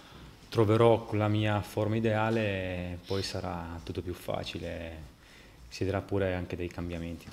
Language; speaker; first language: Italian; non-native, fluent; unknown